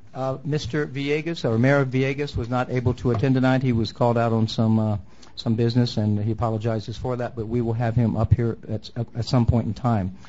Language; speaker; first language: English; native; English